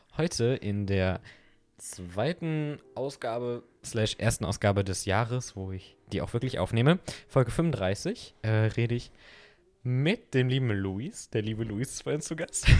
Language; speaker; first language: German; native; German